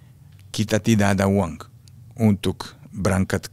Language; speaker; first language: Indonesian; non-native, fluent; Serbian